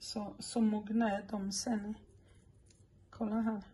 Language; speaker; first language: Swedish; non-native, fluent; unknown